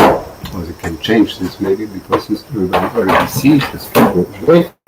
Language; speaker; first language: English; non-native, learner; German